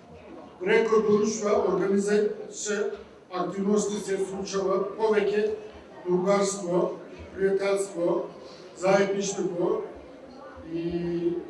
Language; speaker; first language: Macedonian; early bilingual, heritage; Macedonian